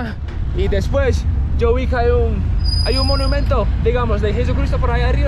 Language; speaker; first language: Spanish; non-native, fluent; English